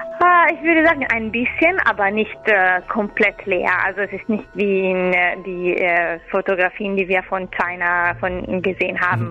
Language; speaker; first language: German; non-native, learner; Italian